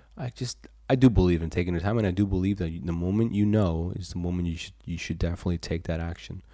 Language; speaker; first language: English; early bilingual, other home language; Spanish